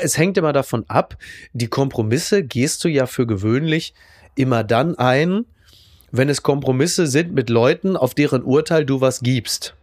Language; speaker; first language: German; native; German